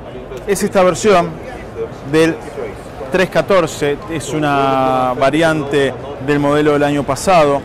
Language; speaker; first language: Spanish; native; Spanish